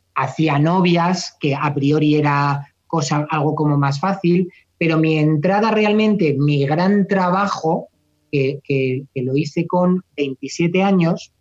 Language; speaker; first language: Spanish; native; Spanish